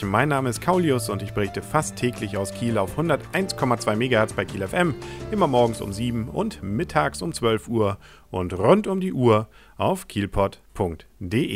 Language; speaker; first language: German; native; German